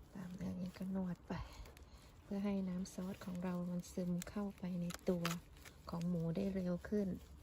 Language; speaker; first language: Thai; native; Thai